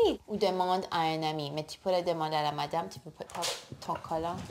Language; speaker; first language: French; non-native, learner; English